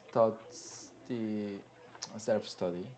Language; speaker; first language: English; non-native, learner; Korean